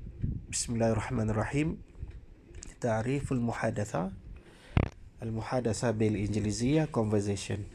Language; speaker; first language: Arabic; non-native, fluent; Malay